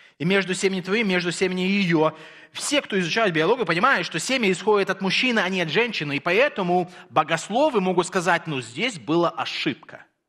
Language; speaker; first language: Russian; early bilingual, heritage; Russian